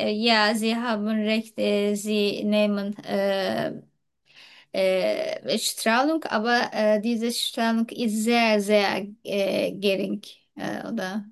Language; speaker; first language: German; non-native, learner; Turkish